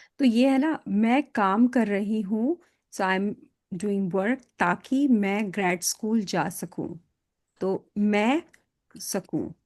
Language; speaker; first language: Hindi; native; Hindi